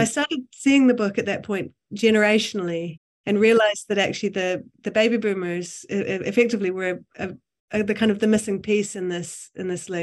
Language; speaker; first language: English; native; English